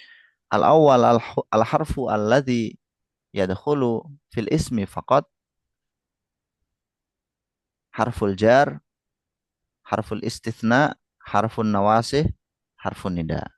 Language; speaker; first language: Arabic; non-native, fluent; Indonesian